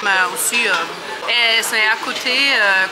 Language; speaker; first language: French; non-native, learner; Italian